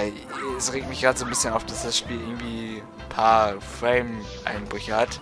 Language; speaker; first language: German; native; German